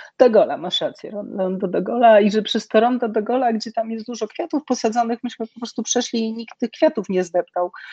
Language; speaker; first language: Polish; native; Polish